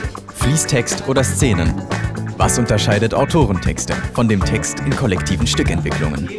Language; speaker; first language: German; native; German